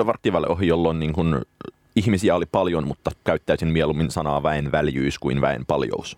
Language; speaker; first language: Finnish; native; Finnish